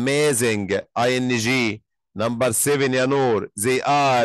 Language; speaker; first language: Arabic; native; Arabic